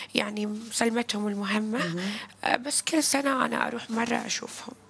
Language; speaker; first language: Arabic; native; Arabic